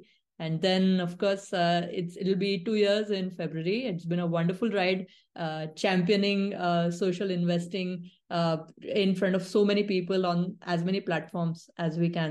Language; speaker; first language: English; non-native, local second language; Marathi